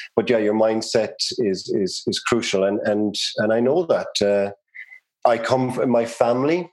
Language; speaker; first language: English; native; English